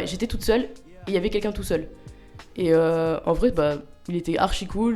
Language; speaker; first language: French; native; French